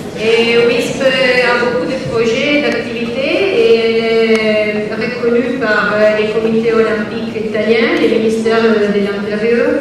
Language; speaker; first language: French; non-native, learner; Italian